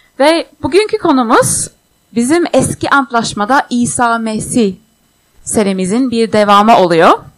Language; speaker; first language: Turkish; non-native, fluent; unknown